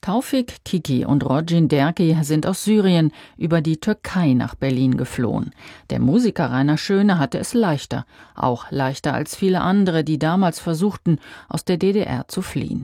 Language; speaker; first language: German; native; German